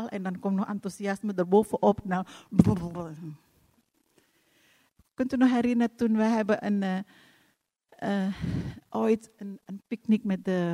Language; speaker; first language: Dutch; non-native, fluent; Indonesian